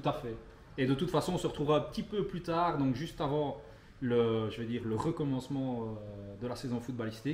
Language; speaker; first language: French; native; French